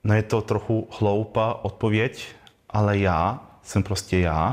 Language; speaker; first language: Czech; non-native, learner; German